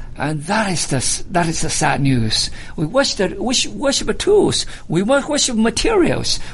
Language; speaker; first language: English; non-native, fluent; Chinese